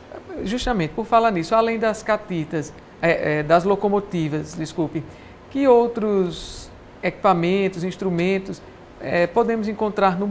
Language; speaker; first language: Portuguese; native; Portuguese